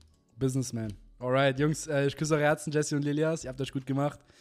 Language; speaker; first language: German; native; German